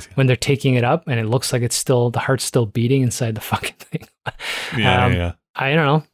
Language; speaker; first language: English; native; English